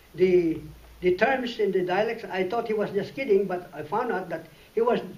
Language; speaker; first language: English; non-native, local second language; Iloko